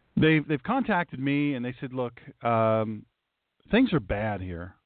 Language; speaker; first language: English; native; English